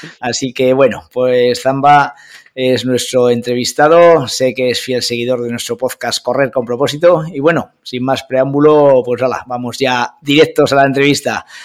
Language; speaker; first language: Spanish; native; Spanish